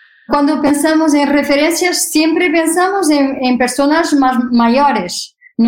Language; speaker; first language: Spanish; non-native, fluent; Portuguese